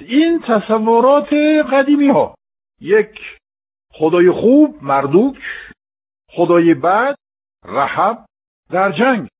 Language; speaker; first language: Persian; non-native, fluent; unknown